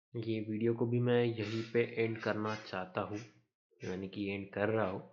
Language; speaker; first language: Hindi; non-native, local second language; Marathi